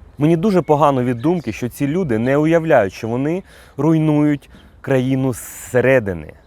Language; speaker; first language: Ukrainian; native; Ukrainian